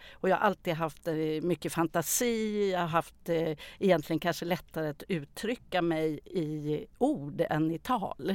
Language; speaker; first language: Swedish; native; Swedish